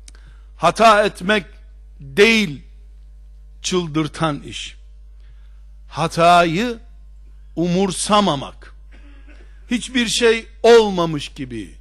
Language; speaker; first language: Turkish; native; Turkish